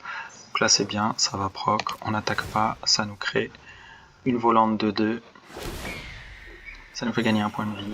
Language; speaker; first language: French; native; French